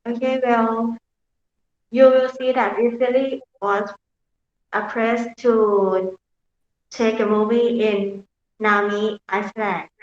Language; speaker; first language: English; non-native, learner; Thai